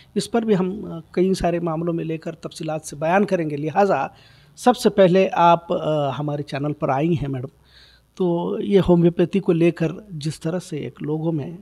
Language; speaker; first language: Hindi; non-native, local second language; Urdu